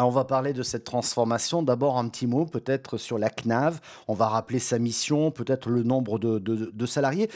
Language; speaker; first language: French; native; French